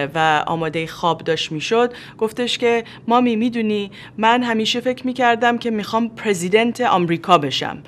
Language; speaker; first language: Persian; native; Persian